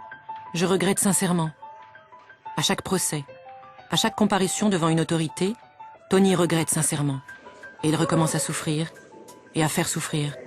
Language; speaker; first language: French; native; French